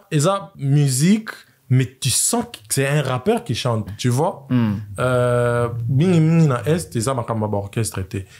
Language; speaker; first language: French; non-native, local second language; Swahili